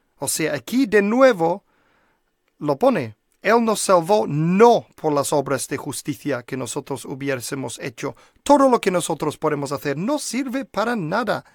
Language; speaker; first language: Spanish; non-native, fluent; English